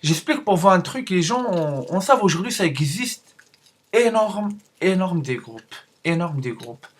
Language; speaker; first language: French; non-native, learner; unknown